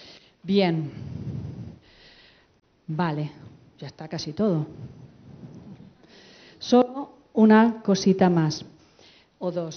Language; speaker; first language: Spanish; native; Spanish